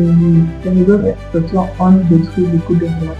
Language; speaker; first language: French; non-native, learner; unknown